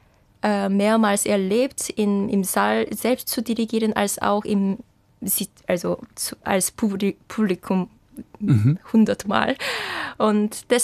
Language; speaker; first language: German; non-native, fluent; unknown